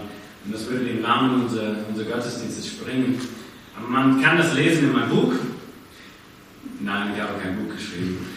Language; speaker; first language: German; non-native, fluent; English